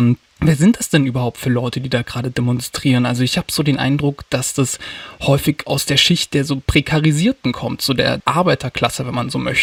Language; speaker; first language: German; native; German